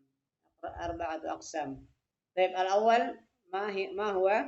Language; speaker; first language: Arabic; non-native, fluent; Indonesian